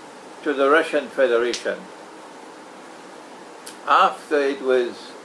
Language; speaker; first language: English; native; English